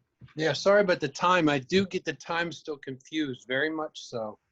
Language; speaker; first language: English; native; English